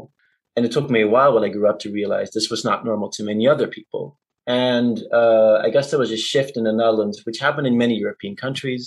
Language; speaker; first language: English; non-native, fluent; Dutch